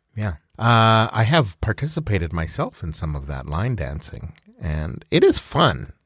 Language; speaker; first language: English; native; English